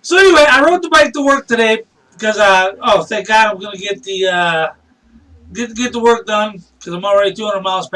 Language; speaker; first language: English; native; English